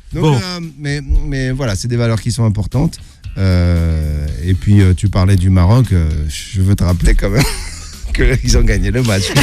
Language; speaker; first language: French; native; French